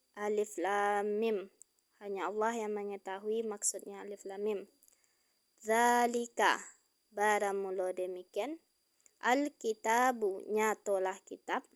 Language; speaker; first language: Malay; non-native, local second language; Minangkabau